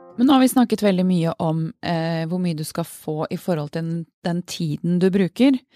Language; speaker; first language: Norwegian; native; Norwegian